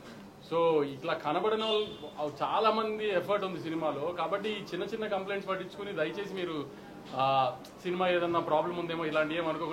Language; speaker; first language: Telugu; native; Telugu